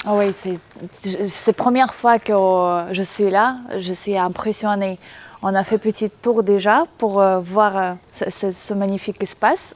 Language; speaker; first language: French; non-native, learner; Russian